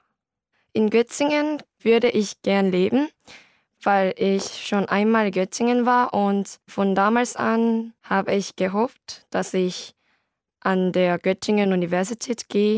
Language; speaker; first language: German; non-native, learner; Korean